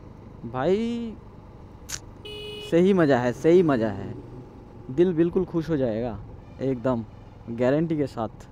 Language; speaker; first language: Hindi; non-native, local second language; Bangla